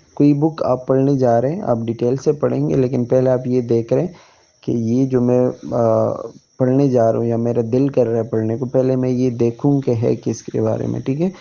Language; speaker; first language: Urdu; native; Urdu